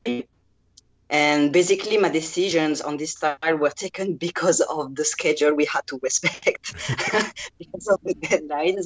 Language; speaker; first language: English; non-native, fluent; French